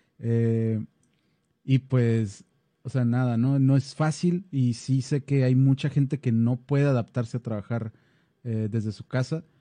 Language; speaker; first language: Spanish; native; Spanish